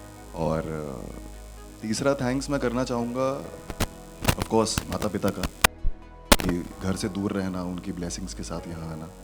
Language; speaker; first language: Hindi; native; Hindi